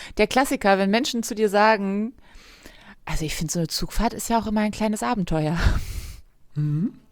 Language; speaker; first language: German; native; German